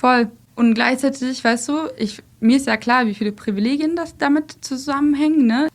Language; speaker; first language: German; early bilingual, other home language; Russian